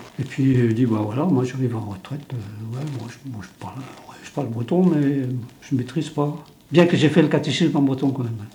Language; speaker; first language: French; non-native, local second language; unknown